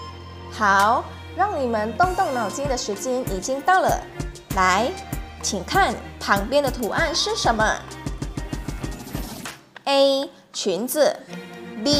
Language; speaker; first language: Chinese; non-native, fluent; Indonesian